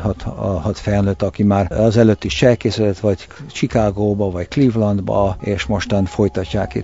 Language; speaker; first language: Hungarian; early bilingual, heritage; Hungarian